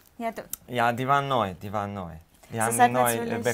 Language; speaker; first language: German; non-native, fluent; Hungarian